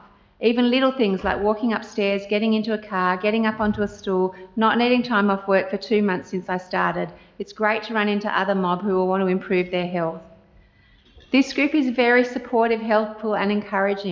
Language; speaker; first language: English; native; English